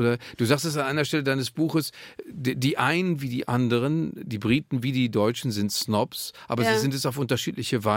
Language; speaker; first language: German; native; German